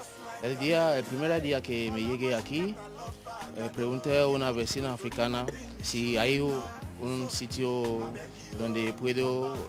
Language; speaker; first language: Spanish; non-native, learner; Yoruba